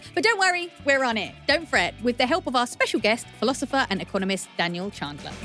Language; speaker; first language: English; native; English